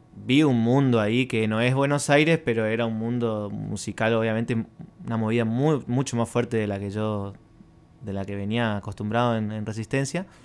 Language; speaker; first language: Spanish; native; Spanish